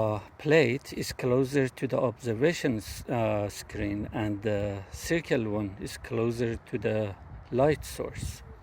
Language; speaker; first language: English; non-native, fluent; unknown